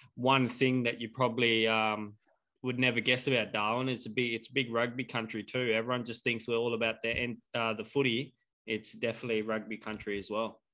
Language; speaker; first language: English; native; English